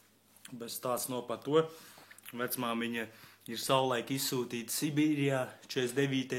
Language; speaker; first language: Latvian; native; Latvian